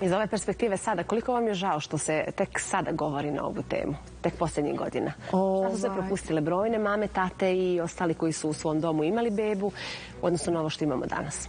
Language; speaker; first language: Serbian; native; Serbian